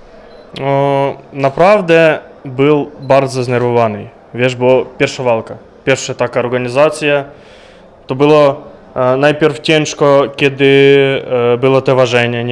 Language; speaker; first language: Polish; non-native, learner; Ukrainian